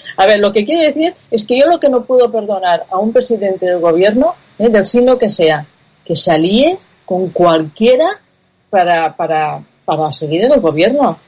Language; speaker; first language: Spanish; non-native, local second language; Catalan